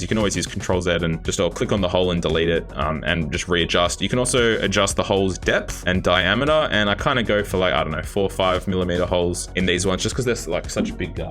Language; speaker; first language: English; native; English